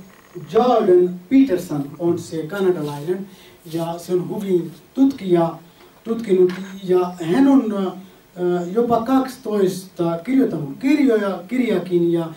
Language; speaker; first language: Finnish; non-native, fluent; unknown